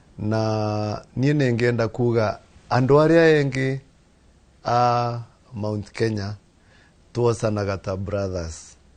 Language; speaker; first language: Kikuyu; non-native, local second language; Embu